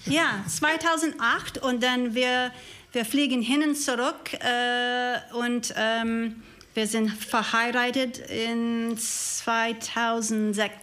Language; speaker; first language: German; non-native, learner; English